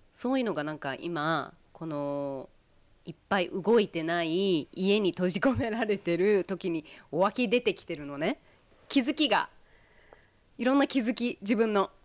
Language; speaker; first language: Japanese; early bilingual, heritage; Japanese